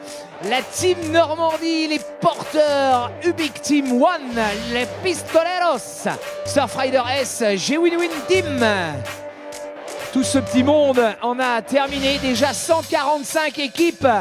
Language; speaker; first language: French; native; French